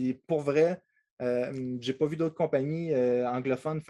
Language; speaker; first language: French; native; French